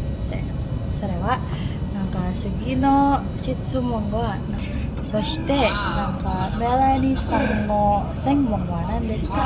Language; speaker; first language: Japanese; non-native, learner; Indonesian